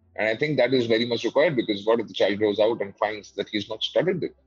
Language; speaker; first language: English; non-native, local second language; Hindi